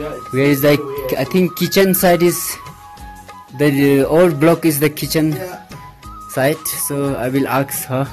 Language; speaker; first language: English; non-native, local second language; Ladakhi